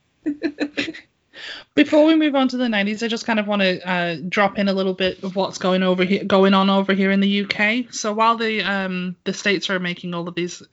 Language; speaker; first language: English; native; English